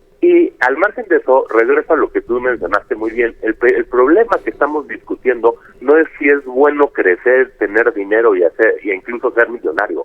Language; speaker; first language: Spanish; native; Spanish